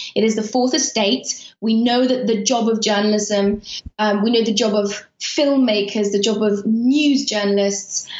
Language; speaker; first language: English; early bilingual, other home language; Persian